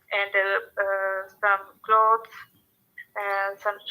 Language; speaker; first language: English; non-native, learner; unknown